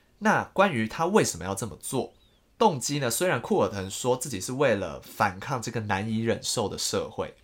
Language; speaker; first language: Chinese; native; Chinese